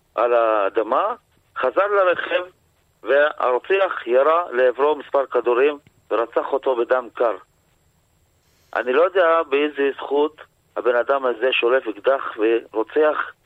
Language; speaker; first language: Hebrew; non-native, local second language; Arabic